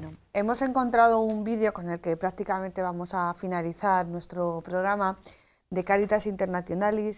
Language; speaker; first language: Spanish; native; Spanish